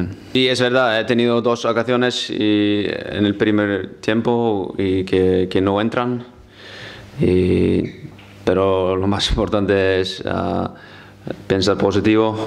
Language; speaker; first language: Spanish; non-native, fluent; Icelandic